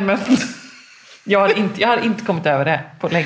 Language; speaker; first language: Swedish; native; Swedish